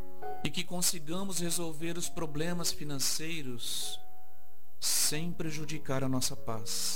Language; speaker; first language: Portuguese; native; Portuguese